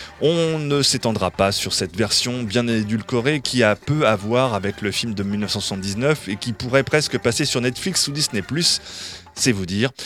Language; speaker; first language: French; native; French